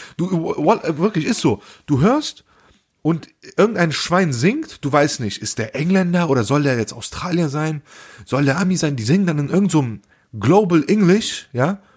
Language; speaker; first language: German; early bilingual, other home language; Turkish